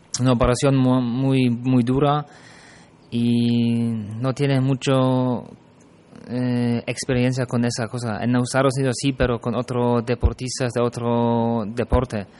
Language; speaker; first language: Spanish; non-native, fluent; German